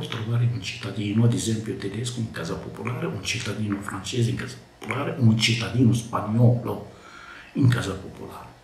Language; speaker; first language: Italian; non-native, learner; Arabic